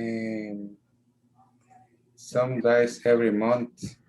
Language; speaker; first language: English; non-native, learner; Spanish